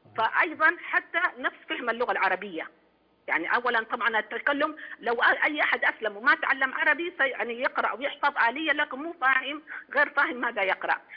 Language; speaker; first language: Arabic; native; Arabic